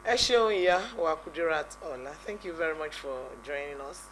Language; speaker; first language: English; non-native, local second language; Yoruba